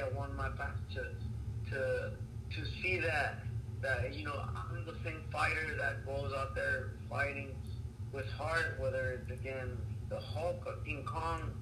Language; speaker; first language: English; early bilingual, other home language; Spanish